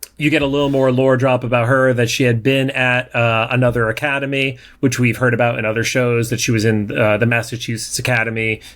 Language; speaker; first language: English; native; English